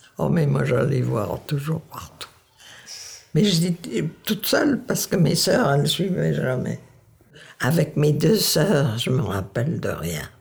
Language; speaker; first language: French; non-native, local second language; Dutch